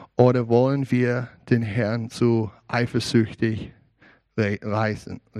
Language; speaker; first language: German; non-native, learner; English